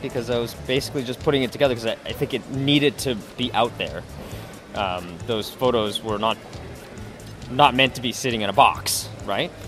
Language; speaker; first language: English; early bilingual, other home language; Cantonese